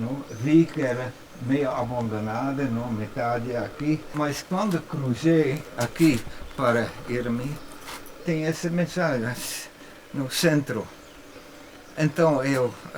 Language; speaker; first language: Portuguese; non-native, fluent; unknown